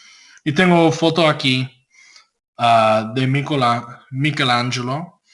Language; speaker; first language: Spanish; non-native, learner; English